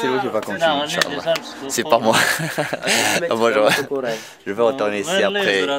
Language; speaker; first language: French; non-native, learner; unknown